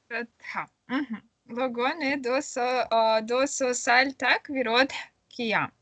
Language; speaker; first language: Hindi; non-native, learner; Russian